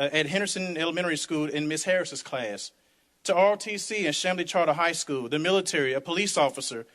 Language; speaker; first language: English; native; English